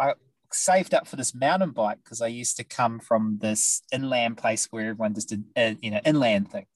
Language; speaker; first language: English; native; English